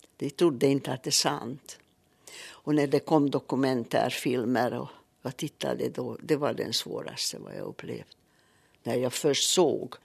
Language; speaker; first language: Swedish; native; Swedish